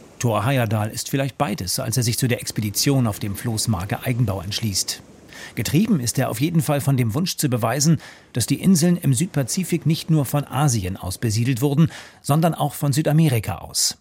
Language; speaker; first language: German; native; German